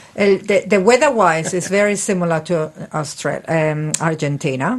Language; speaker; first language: English; non-native, fluent; Spanish